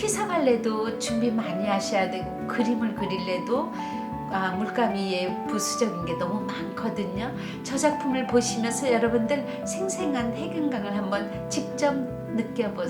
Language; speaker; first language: Korean; native; Korean